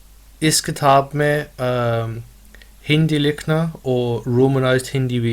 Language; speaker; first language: Hindi; non-native, learner; English